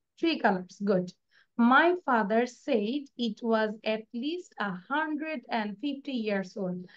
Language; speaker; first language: English; non-native, local second language; Bangla